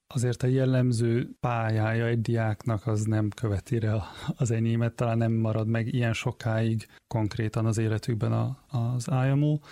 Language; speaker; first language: Hungarian; early bilingual, heritage; Hungarian